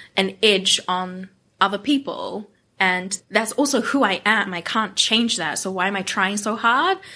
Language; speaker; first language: English; non-native, local second language; Japanese